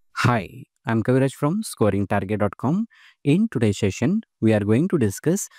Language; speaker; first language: English; non-native, local second language; Kannada